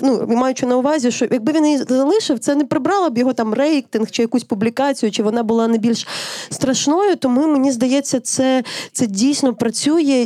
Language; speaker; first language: Ukrainian; native; Ukrainian